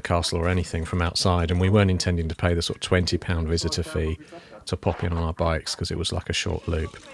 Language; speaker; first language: English; native; English